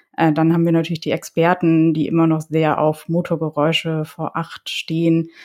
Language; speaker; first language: German; early bilingual, other home language; Polish